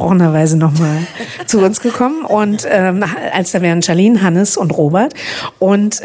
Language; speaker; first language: German; native; German